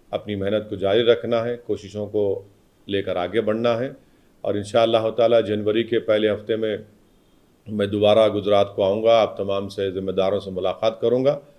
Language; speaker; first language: Hindi; non-native, local second language; Urdu